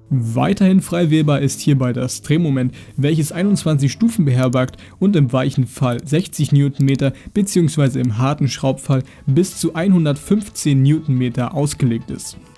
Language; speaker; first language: German; native; German